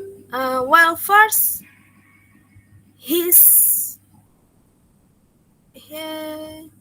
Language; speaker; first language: English; non-native, learner; Indonesian